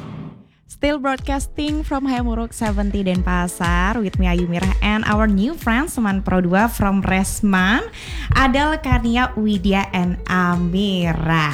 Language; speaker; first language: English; non-native, learner; Indonesian